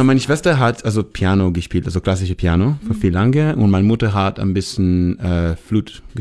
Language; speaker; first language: German; non-native, learner; Hebrew